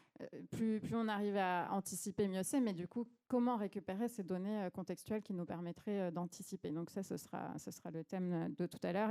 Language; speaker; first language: French; native; French